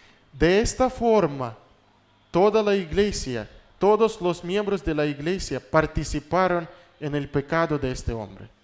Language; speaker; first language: Spanish; non-native, fluent; Russian